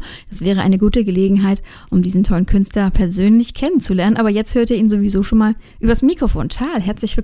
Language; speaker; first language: German; native; German